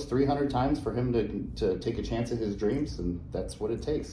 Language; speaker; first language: English; native; English